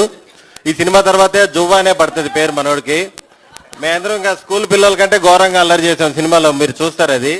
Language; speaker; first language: Telugu; native; Telugu